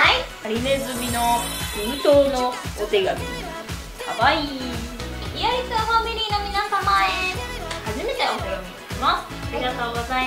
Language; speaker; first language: Japanese; native; Japanese